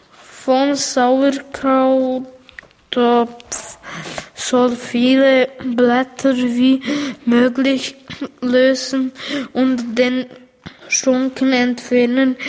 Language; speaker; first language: German; early bilingual, other home language; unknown